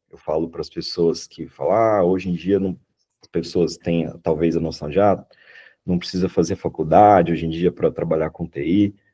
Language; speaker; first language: Portuguese; native; Portuguese